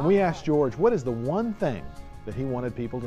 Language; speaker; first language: English; native; English